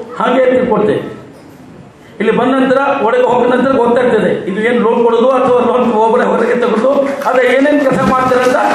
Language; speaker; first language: Kannada; non-native, local second language; Urdu